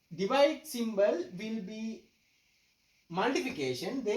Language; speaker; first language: English; non-native, local second language; Sinhala